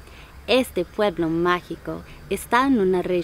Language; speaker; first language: Spanish; non-native, learner; English